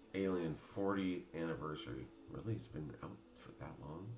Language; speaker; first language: English; native; English